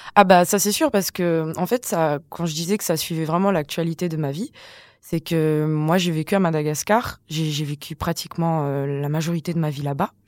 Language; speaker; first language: French; non-native, local second language; Malagasy